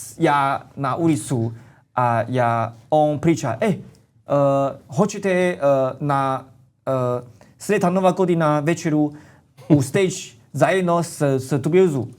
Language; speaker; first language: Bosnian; non-native, learner; Chinese